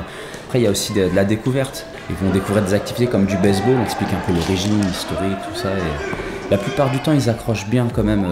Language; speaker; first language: French; native; French